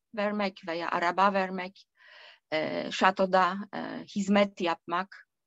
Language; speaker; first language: Turkish; non-native, fluent; Polish